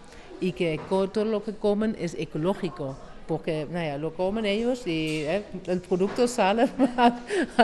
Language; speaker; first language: Spanish; non-native, fluent; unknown